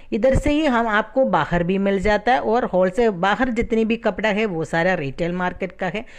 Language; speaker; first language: Hindi; non-native, fluent; Tamil